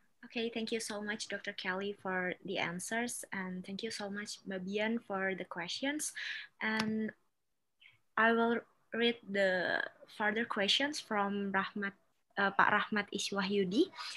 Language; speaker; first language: English; non-native, fluent; Indonesian